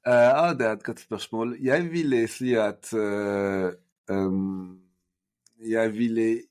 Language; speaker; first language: Norwegian; non-native, fluent; French